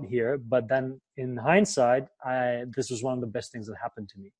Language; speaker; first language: English; non-native, fluent; German